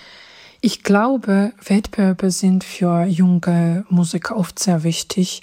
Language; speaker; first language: German; non-native, fluent; Georgian